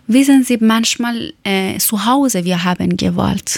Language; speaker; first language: German; non-native, learner; Persian